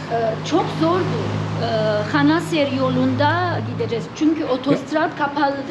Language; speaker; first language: Turkish; non-native, fluent; Arabic